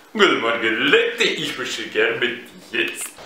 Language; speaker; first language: German; non-native, learner; Russian